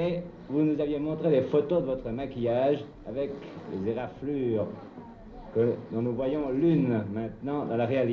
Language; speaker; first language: French; native; French